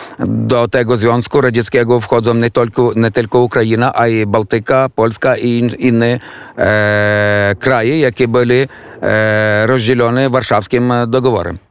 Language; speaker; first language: Polish; non-native, fluent; Ukrainian